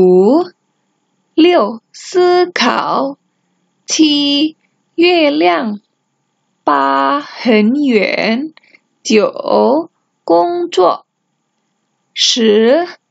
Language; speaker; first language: Chinese; non-native, fluent; Indonesian